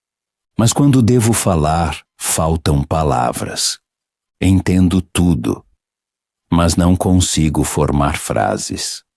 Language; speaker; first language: Portuguese; non-native, fluent; Polish